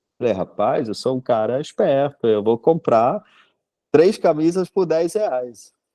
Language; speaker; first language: Portuguese; non-native, fluent; German